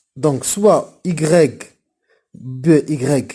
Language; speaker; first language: French; non-native, local second language; Arabic